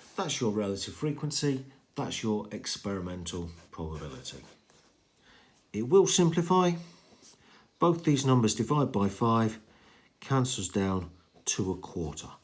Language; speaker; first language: English; native; English